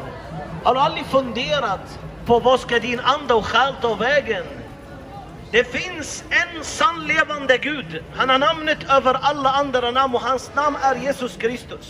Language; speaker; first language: Swedish; non-native, fluent; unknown